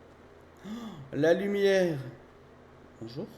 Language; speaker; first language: French; native; French